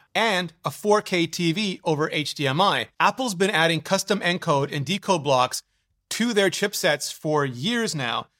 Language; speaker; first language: English; native; English